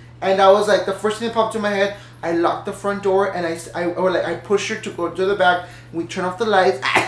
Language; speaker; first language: English; early bilingual, other home language; Spanish